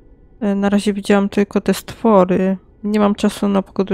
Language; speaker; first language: Polish; native; Polish